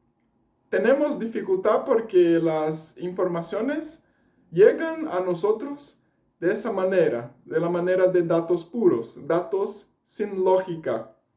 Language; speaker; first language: Spanish; non-native, fluent; Portuguese